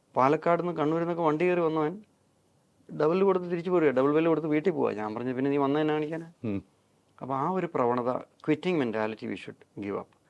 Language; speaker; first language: Malayalam; native; Malayalam